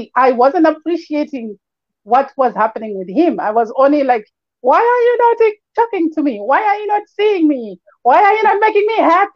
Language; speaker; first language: English; non-native, local second language; Shona